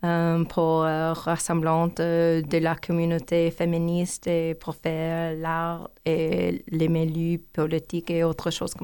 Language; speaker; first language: French; non-native, learner; English